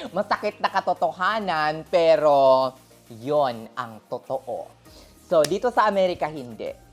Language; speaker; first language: Filipino; native; Filipino